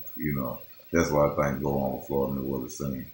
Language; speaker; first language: English; native; English